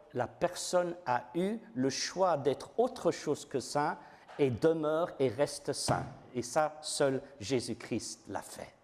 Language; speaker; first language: French; non-native, fluent; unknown